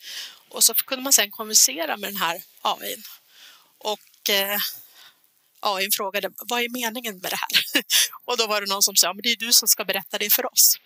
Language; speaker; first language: Swedish; native; Swedish